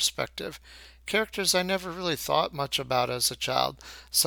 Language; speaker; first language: English; native; English